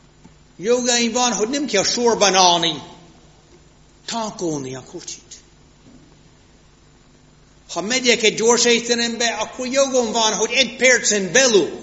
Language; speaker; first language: Hungarian; non-native, fluent; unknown